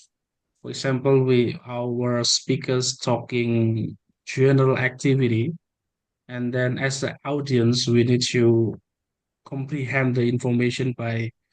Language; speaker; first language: English; non-native, learner; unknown